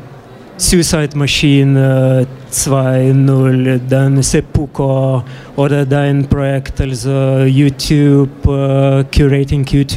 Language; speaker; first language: German; non-native, fluent; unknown